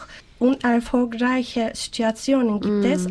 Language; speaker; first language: German; non-native, learner; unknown